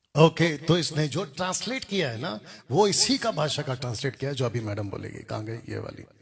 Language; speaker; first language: Hindi; non-native, local second language; Telugu